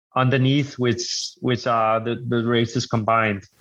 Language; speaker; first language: English; non-native, fluent; Danish